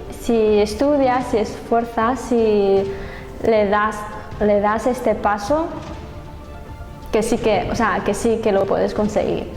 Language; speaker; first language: Spanish; non-native, learner; Chinese